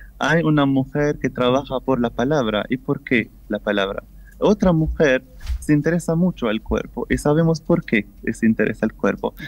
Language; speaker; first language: Spanish; non-native, fluent; French